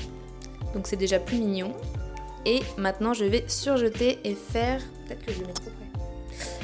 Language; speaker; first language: French; native; French